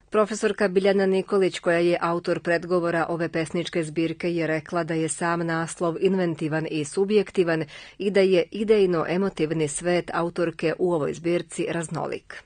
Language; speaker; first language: Serbian; native; Serbian